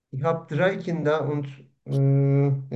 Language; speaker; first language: German; non-native, learner; Turkish